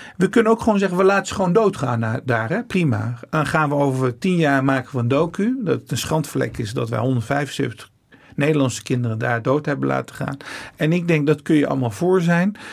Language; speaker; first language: Dutch; early bilingual, other home language; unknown